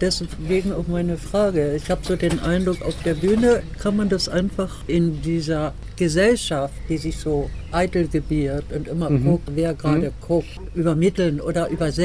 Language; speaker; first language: German; native; German